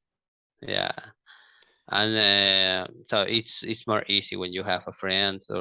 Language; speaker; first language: English; non-native, learner; Portuguese